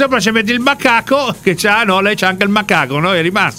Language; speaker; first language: Italian; native; Italian